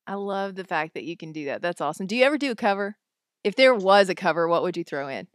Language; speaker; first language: English; native; English